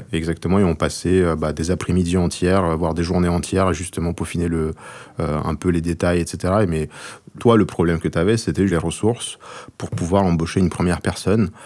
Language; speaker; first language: French; early bilingual, other home language; Russian